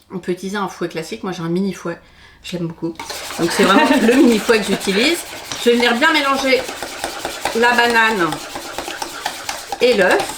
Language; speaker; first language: French; native; French